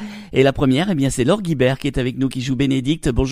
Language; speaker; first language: French; native; French